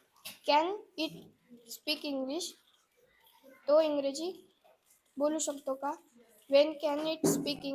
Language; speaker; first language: English; non-native, learner; Marathi